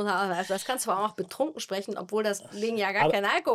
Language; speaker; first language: German; native; German